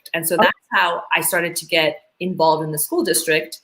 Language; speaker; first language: English; early bilingual, other home language; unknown